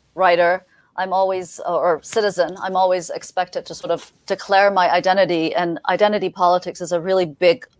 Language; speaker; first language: English; early bilingual, other home language; Persian